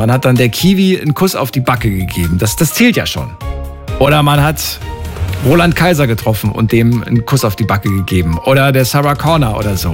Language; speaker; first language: German; native; German